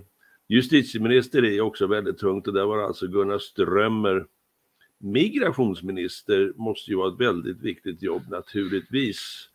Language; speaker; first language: Swedish; native; Swedish